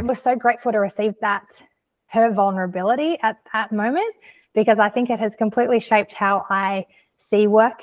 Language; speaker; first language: English; native; English